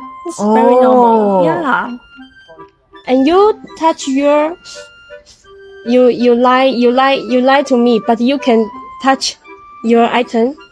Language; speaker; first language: English; non-native, learner; Chinese